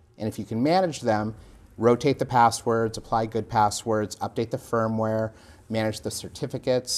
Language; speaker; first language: English; native; English